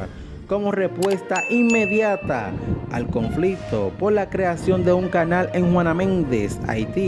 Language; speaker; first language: Spanish; native; Spanish